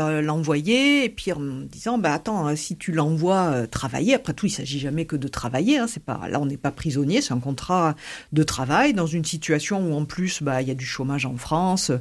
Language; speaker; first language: French; native; French